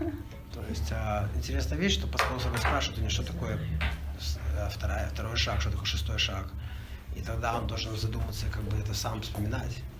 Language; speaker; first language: Russian; native; Russian